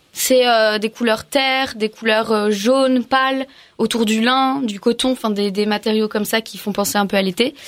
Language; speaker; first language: French; non-native, local second language; Arabic